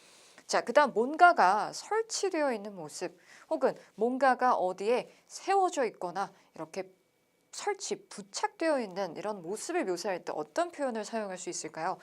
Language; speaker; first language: Korean; native; Korean